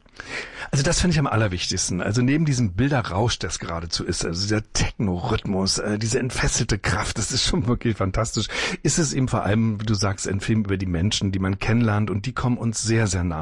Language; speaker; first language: German; native; German